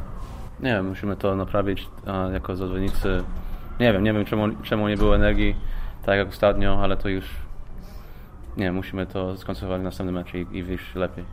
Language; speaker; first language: Polish; non-native, fluent; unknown